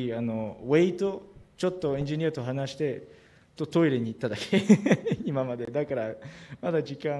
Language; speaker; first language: Japanese; non-native, learner; French